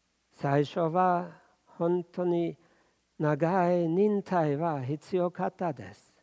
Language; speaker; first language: Japanese; non-native, fluent; German